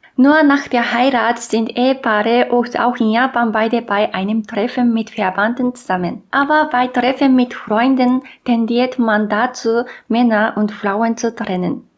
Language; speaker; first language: German; non-native, fluent; Japanese